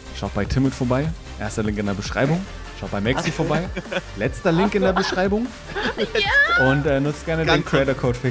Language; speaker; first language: German; native; German